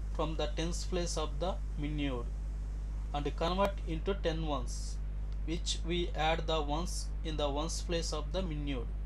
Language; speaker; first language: English; non-native, local second language; Telugu